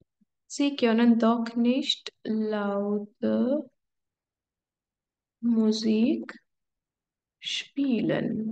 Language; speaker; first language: German; non-native, fluent; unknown